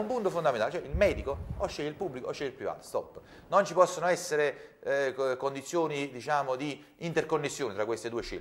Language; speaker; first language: Italian; native; Italian